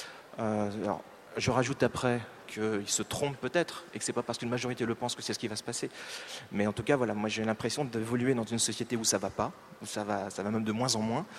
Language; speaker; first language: French; native; French